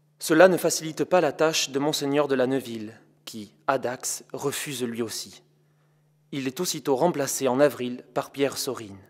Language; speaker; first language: French; native; French